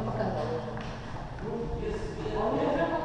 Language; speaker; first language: Russian; native; Russian